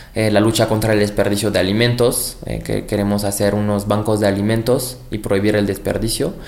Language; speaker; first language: Spanish; non-native, fluent; French